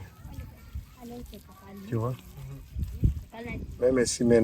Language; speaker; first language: French; non-native, learner; Portuguese